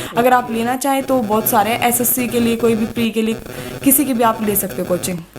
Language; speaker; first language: Hindi; native; Hindi